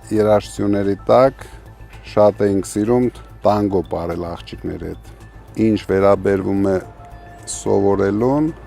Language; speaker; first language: Armenian; native; Armenian